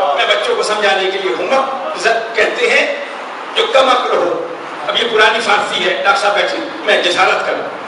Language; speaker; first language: Urdu; native; Urdu